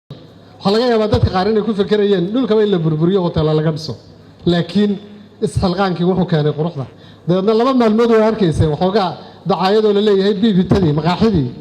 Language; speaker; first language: Somali; native; Somali